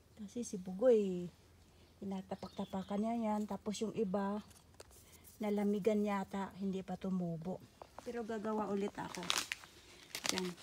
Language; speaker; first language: Filipino; non-native, local second language; Cebuano